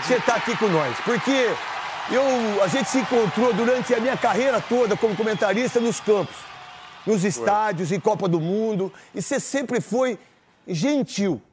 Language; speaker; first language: Portuguese; native; Portuguese